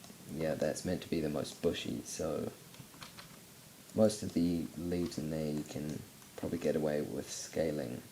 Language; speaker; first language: English; native; English